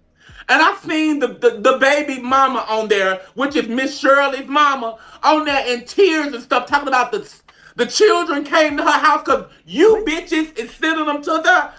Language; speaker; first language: English; native; English